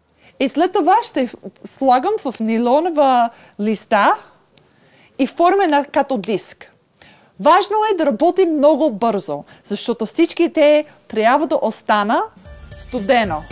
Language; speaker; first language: Bulgarian; non-native, learner; English